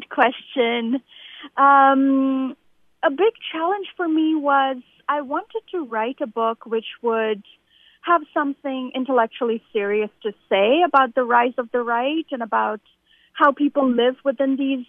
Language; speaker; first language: English; non-native, local second language; Bangla